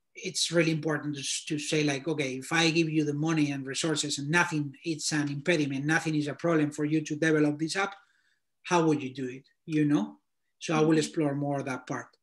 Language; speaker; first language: English; non-native, fluent; Spanish